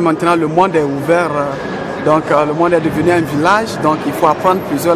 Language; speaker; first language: French; non-native, fluent; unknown